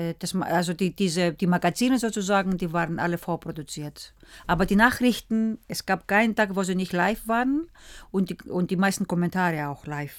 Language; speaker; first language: German; early bilingual, other home language; Greek